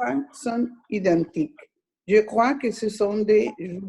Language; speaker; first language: French; non-native, learner; Spanish